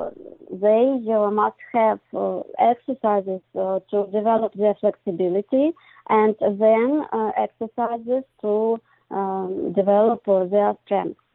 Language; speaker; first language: English; non-native, learner; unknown